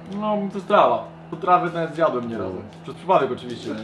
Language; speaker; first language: Polish; native; Polish